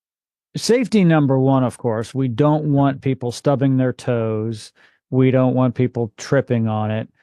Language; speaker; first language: English; native; English